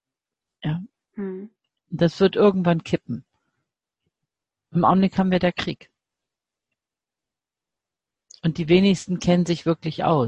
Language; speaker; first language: German; native; German